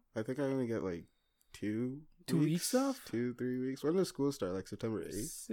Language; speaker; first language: English; early bilingual, other home language; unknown